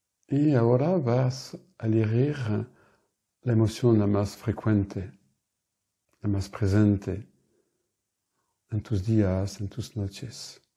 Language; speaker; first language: Spanish; non-native, fluent; French